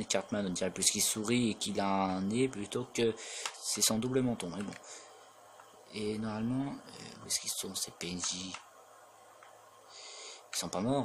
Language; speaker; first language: French; native; French